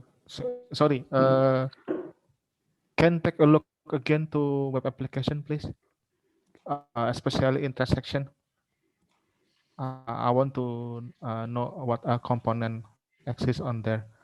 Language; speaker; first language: English; non-native, learner; Indonesian